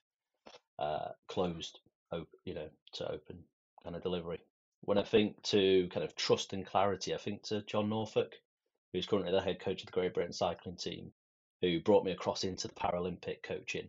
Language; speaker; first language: English; native; English